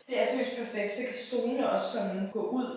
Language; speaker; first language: Danish; native; Danish